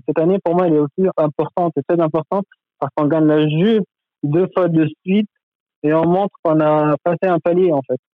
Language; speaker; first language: French; non-native, local second language; Arabic